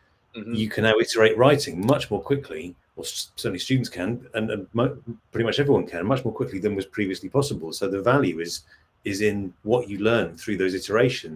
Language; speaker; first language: English; native; English